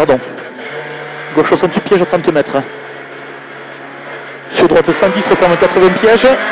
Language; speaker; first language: French; native; French